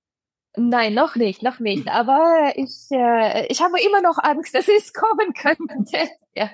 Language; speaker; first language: German; non-native, fluent; Russian